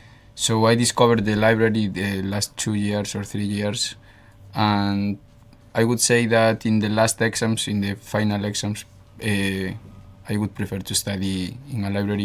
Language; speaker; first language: English; non-native, fluent; Spanish